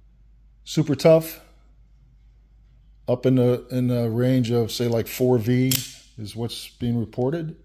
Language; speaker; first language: English; native; English